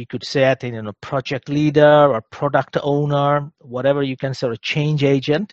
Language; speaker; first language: English; non-native, local second language; Bangla